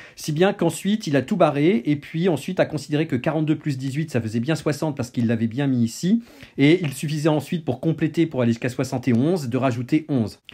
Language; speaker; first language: French; native; French